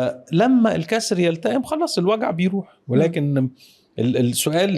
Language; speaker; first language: Arabic; native; Arabic